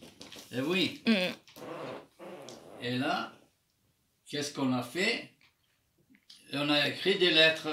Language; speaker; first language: French; non-native, fluent; Armenian